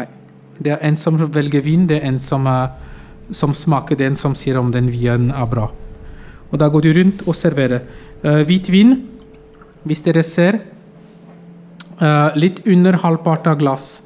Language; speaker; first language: Norwegian; non-native, fluent; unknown